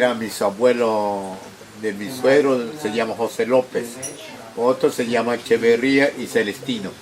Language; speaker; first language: Spanish; non-native, local second language; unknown